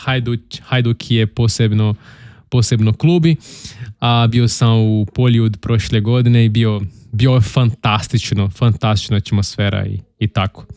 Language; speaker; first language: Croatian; non-native, learner; Portuguese